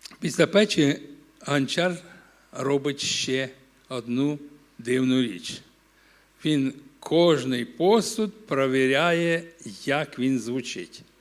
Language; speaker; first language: Ukrainian; non-native, local second language; Russian